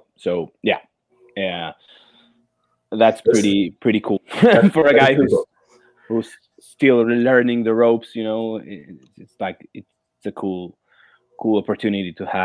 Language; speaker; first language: English; non-native, fluent; Spanish